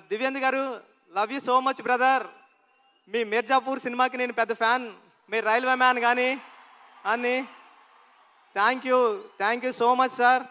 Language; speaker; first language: Telugu; native; Telugu